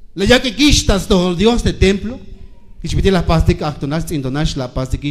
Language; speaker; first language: Spanish; non-native, local second language; Tzeltal